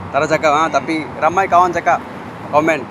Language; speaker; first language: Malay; non-native, learner; Bangla